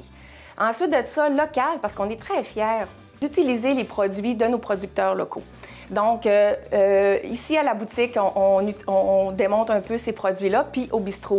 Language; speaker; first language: French; native; French